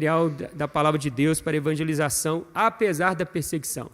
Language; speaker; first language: Portuguese; native; Portuguese